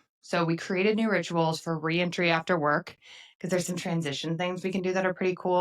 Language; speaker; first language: English; native; English